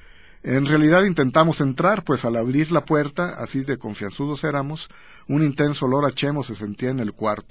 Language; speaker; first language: Spanish; native; Spanish